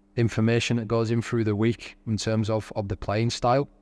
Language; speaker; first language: English; native; English